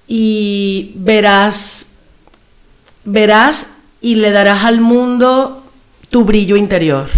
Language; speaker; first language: Spanish; native; Spanish